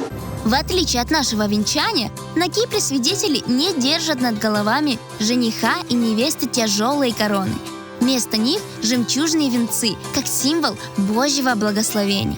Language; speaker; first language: Russian; native; Russian